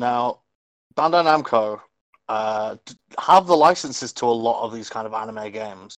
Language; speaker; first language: English; native; English